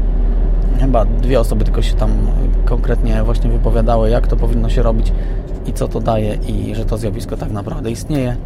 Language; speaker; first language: Polish; native; Polish